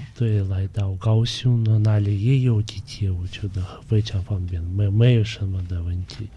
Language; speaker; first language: Chinese; non-native, fluent; Russian